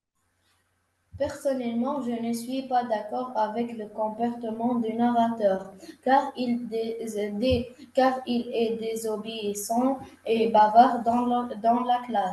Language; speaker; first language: French; non-native, learner; Arabic